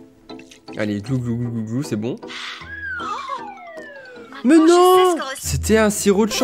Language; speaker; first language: French; native; French